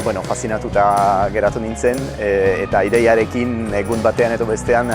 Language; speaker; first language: Basque; non-native, fluent; Italian